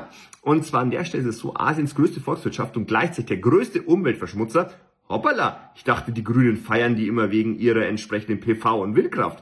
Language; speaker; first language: German; native; German